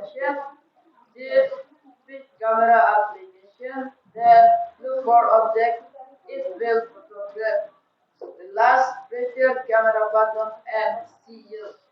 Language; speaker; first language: English; non-native, learner; Indonesian